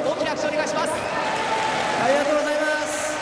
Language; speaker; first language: Japanese; native; Japanese